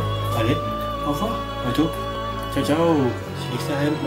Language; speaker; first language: French; native; French